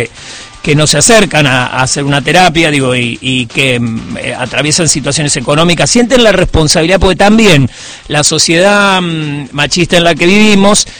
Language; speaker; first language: Spanish; native; Spanish